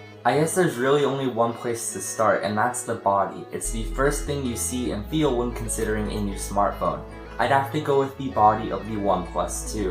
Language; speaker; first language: English; native; English